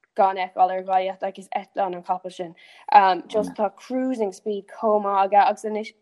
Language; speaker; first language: Irish; non-native, local second language; English